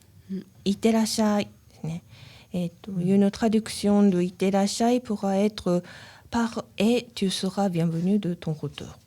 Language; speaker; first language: French; non-native, learner; Japanese